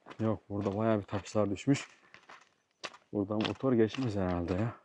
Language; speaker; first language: Turkish; native; Turkish